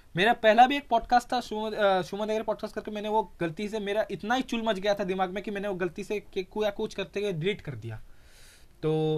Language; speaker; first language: Hindi; non-native, local second language; Bangla